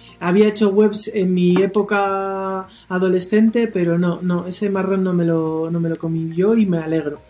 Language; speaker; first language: Spanish; native; Spanish